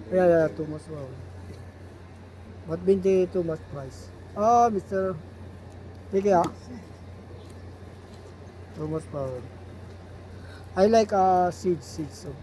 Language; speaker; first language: English; non-native, learner; Filipino